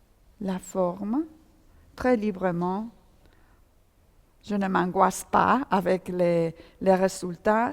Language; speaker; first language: French; non-native, fluent; Spanish